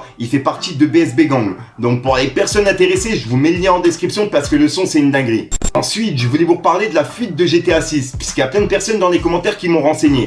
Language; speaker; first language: French; native; French